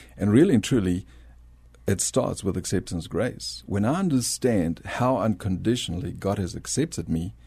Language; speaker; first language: English; early bilingual, other home language; Spanish